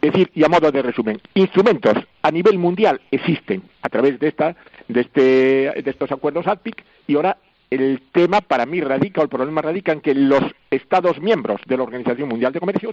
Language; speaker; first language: Spanish; native; Spanish